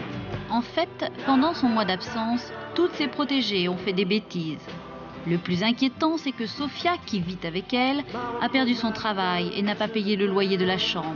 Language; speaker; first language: French; native; French